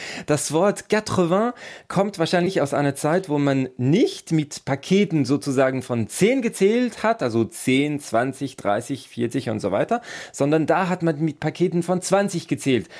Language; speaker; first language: German; non-native, local second language; French